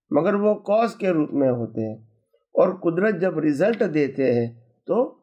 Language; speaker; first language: Hindi; non-native, local second language; Gujarati